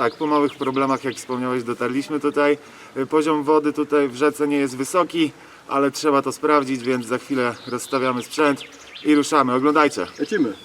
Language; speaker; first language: Polish; native; Polish